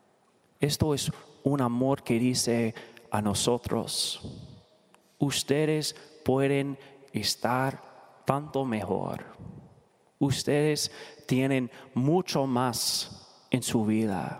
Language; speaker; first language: Spanish; non-native, learner; English